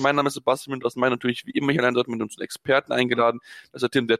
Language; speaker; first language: German; native; German